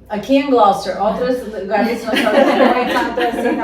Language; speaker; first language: Portuguese; non-native, fluent; English